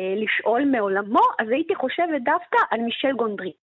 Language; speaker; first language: Hebrew; early bilingual, other home language; Russian